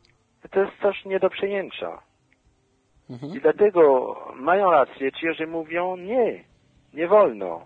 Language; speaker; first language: Polish; non-native, fluent; French